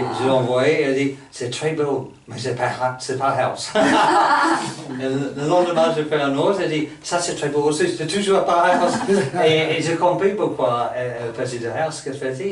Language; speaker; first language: French; non-native, fluent; English